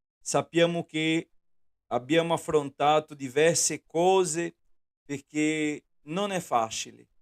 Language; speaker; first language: Italian; non-native, fluent; Portuguese